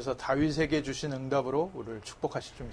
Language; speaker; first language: Korean; native; Korean